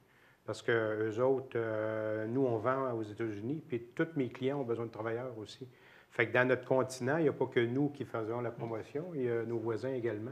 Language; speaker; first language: French; native; French